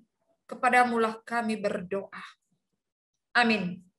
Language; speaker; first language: Indonesian; native; Indonesian